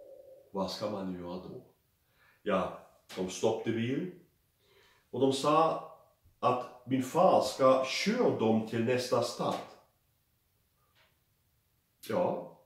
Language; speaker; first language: Swedish; non-native, fluent; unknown